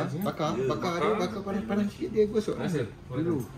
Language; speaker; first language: Malay; native; Malay